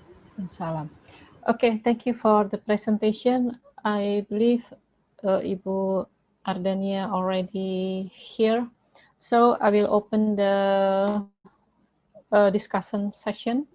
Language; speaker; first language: English; non-native, learner; Indonesian